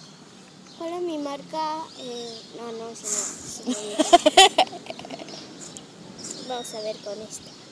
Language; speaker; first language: Spanish; native; Spanish